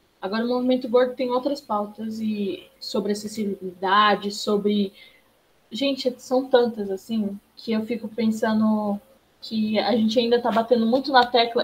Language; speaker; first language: Portuguese; native; Portuguese